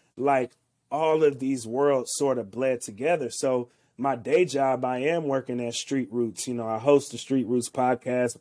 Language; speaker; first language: English; native; English